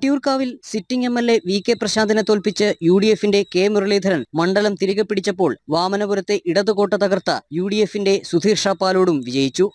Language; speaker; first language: Malayalam; native; Malayalam